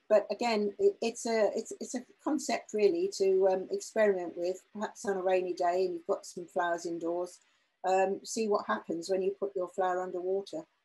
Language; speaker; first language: English; native; English